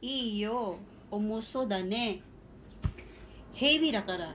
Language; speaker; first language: Japanese; non-native, fluent; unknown